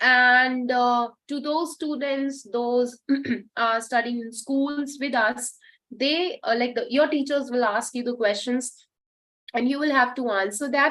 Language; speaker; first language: English; non-native, local second language; Hindi